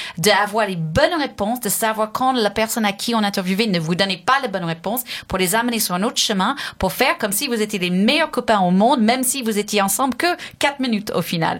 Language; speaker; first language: French; non-native, fluent; English